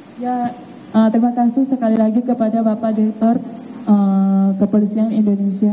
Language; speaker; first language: Indonesian; non-native, learner; Thai